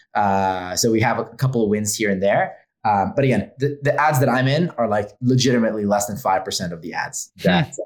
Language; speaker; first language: English; non-native, fluent; Hebrew